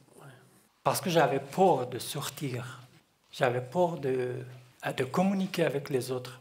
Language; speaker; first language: French; non-native, learner; Kurdish